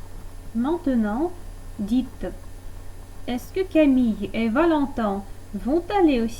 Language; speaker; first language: French; non-native, fluent; Russian